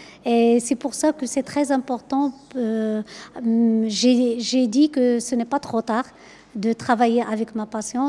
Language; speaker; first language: French; non-native, local second language; Arabic